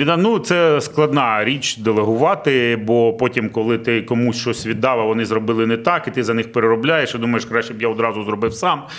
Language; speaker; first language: Ukrainian; non-native, local second language; Russian